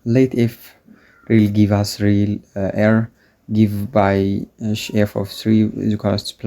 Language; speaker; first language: English; non-native, local second language; Amharic